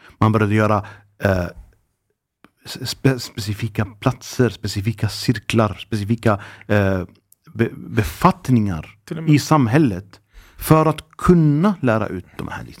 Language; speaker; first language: Swedish; early bilingual, other home language; Arabic